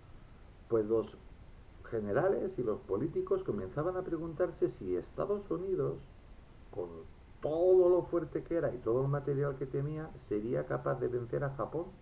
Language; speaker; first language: Spanish; native; Spanish